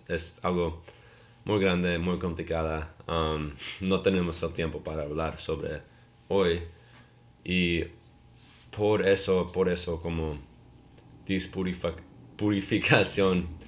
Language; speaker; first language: Spanish; non-native, learner; English